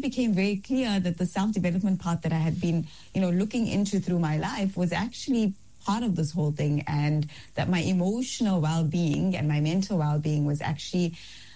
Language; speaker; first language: English; native; English